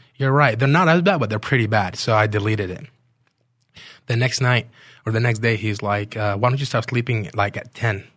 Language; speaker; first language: English; non-native, fluent; Arabic